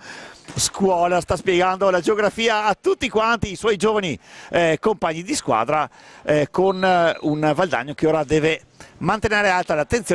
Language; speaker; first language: Italian; native; Italian